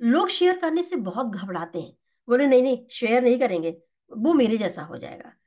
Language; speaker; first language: Hindi; native; Hindi